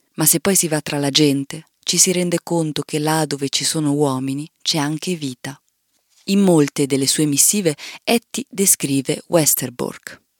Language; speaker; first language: Italian; native; Italian